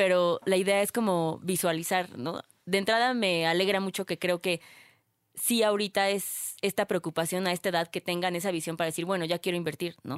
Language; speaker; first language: Spanish; native; Spanish